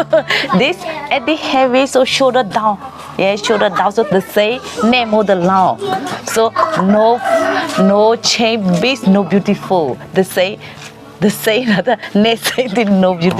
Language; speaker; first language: English; non-native, learner; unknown